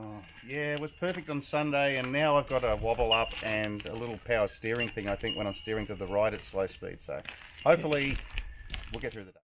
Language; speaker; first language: English; native; English